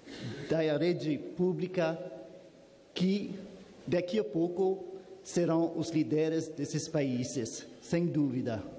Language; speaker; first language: Portuguese; non-native, fluent; French